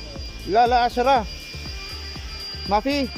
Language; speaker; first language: Arabic; non-native, learner; Filipino